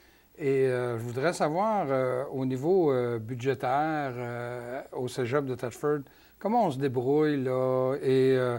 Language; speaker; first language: French; native; French